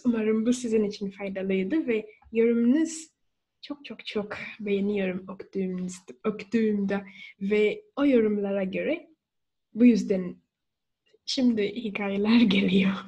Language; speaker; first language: Turkish; non-native, fluent; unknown